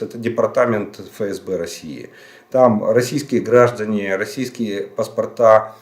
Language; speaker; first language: Russian; native; Russian